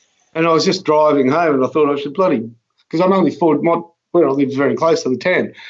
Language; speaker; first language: English; native; English